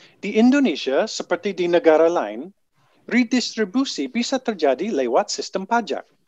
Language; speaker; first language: Indonesian; non-native, fluent; English